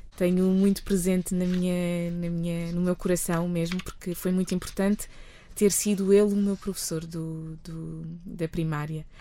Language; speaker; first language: Portuguese; early bilingual, other home language; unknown